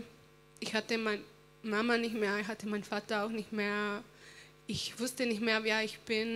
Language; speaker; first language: German; non-native, fluent; Spanish